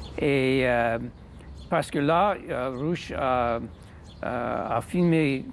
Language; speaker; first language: French; non-native, fluent; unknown